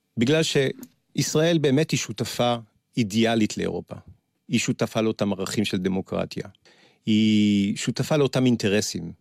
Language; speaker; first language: Hebrew; early bilingual, other home language; French